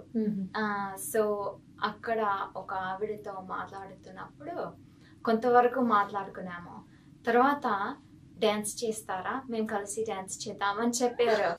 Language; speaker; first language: Telugu; non-native, fluent; English